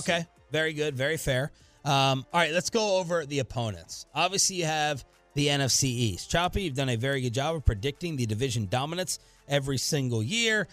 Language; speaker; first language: English; native; English